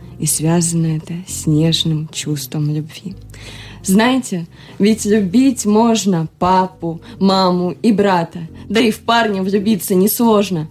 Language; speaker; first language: Russian; native; Russian